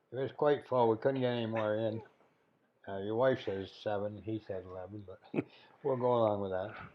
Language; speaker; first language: English; native; English